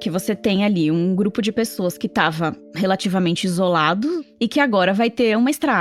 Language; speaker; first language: Portuguese; native; Portuguese